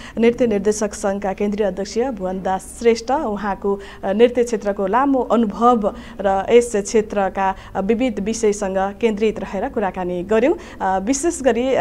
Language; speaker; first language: Nepali; native; Nepali